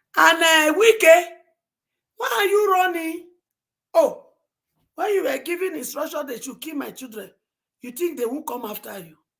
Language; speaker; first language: Nigerian Pidgin; non-native, local second language; Yoruba